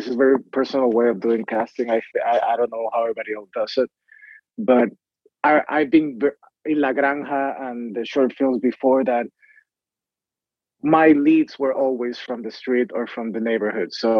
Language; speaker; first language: English; non-native, fluent; Spanish